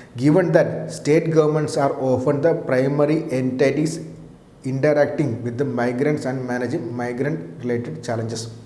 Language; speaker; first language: English; non-native, local second language; Malayalam